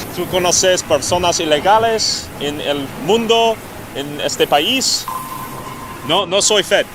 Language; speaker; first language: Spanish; non-native, learner; English